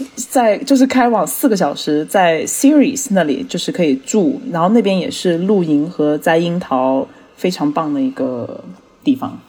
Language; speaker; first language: Chinese; early bilingual, heritage; Chinese